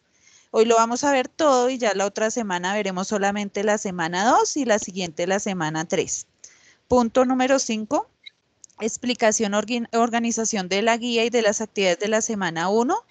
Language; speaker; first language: Spanish; native; Spanish